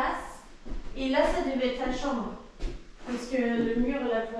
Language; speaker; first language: French; native; French